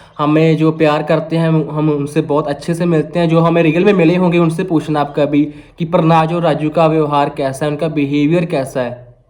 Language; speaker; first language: Hindi; non-native, local second language; Punjabi